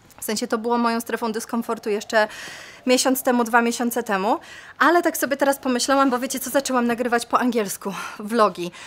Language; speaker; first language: Polish; native; Polish